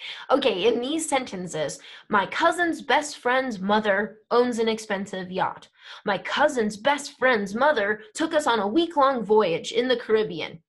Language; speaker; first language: English; native; English